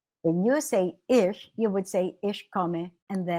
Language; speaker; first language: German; non-native, fluent; Filipino